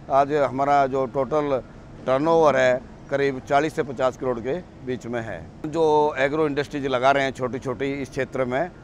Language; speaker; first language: Hindi; native; Hindi